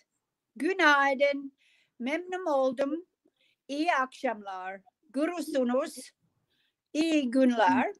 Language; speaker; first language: Turkish; non-native, learner; English